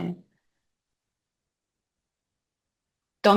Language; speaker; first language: French; non-native, learner; English